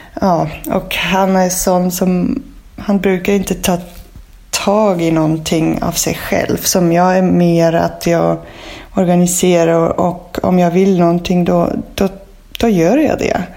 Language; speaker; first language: Swedish; non-native, fluent; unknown